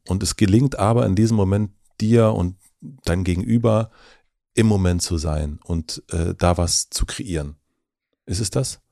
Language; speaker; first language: German; native; German